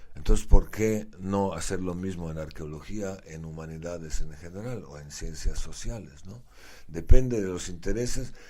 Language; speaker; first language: Spanish; non-native, fluent; Slovenian